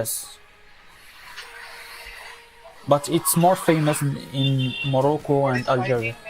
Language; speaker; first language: English; non-native, local second language; Arabic